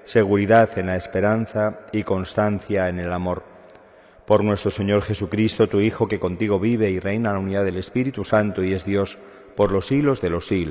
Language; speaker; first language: Spanish; native; Spanish